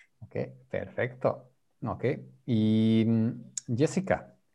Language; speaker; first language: Spanish; non-native, fluent; English